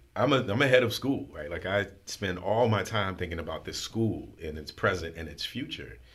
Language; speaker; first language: English; native; English